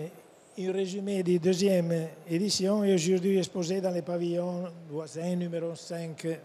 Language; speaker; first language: French; non-native, fluent; Italian